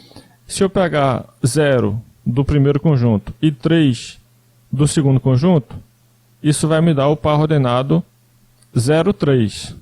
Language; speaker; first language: Portuguese; native; Portuguese